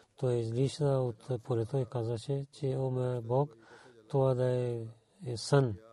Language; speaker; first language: Bulgarian; non-native, learner; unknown